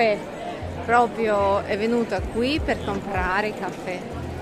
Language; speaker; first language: Italian; non-native, learner; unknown